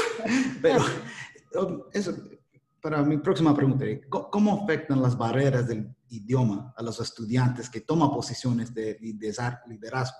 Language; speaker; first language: Spanish; early bilingual, heritage; Spanish